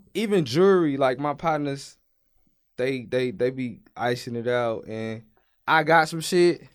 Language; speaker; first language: English; native; English